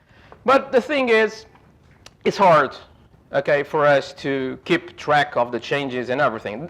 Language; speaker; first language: English; non-native, fluent; Portuguese